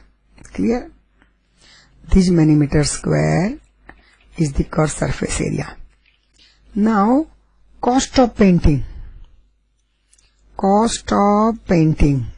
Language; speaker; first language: English; non-native, local second language; Gujarati